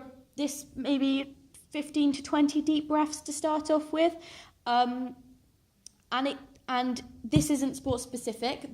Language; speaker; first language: English; native; English